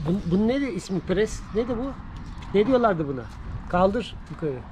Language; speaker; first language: Turkish; native; Turkish